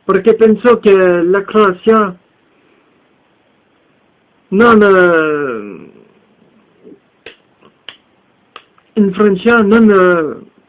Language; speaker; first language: Italian; early bilingual, heritage; French